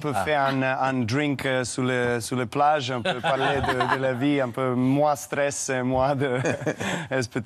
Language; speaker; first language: French; non-native, learner; Serbian